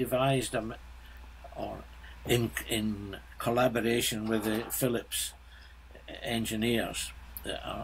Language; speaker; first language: English; native; English